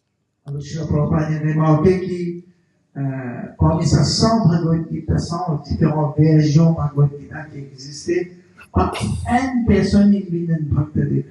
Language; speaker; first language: French; non-native, local second language; Morisyen